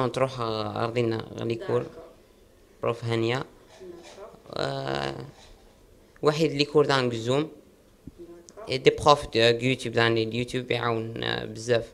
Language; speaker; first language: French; non-native, local second language; Arabic